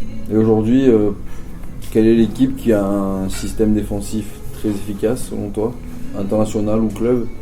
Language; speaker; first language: French; native; French